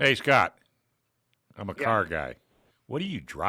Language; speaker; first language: English; native; English